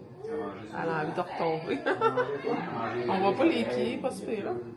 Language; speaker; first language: French; native; French